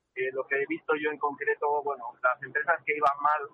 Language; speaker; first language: Spanish; native; Spanish